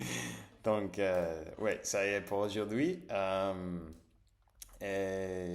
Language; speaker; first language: French; non-native, learner; English